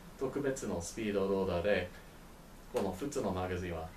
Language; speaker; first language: Japanese; non-native, learner; English